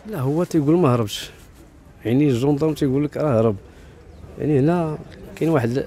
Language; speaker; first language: Arabic; native; Arabic